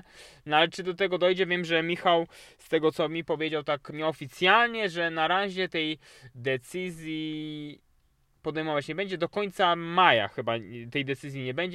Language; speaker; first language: Polish; native; Polish